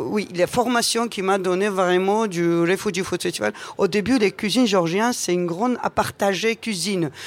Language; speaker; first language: French; non-native, learner; Georgian